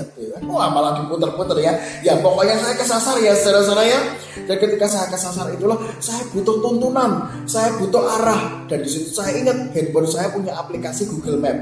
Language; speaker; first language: Indonesian; native; Indonesian